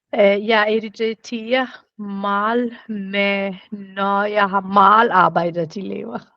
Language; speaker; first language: Danish; non-native, learner; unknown